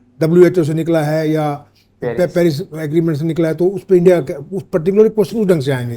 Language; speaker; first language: Hindi; native; Hindi